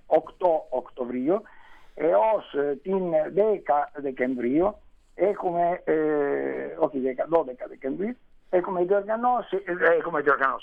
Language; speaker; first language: Greek; non-native, learner; Italian